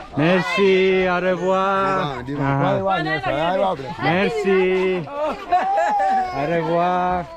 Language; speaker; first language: French; non-native, learner; Persian